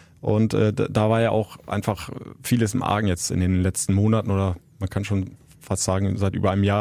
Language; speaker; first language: German; native; German